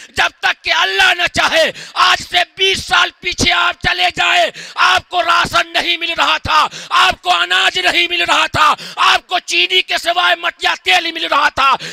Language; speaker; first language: Hindi; native; Hindi